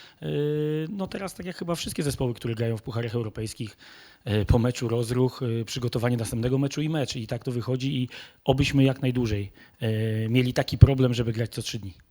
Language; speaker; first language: Polish; native; Polish